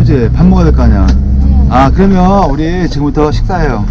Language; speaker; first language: Korean; native; Korean